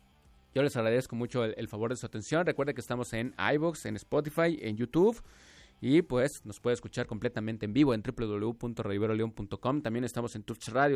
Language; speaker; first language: Spanish; native; Spanish